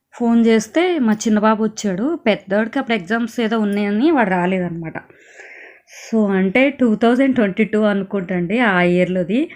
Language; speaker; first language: Telugu; native; Telugu